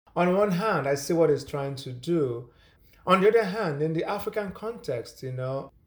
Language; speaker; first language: English; non-native, local second language; Igbo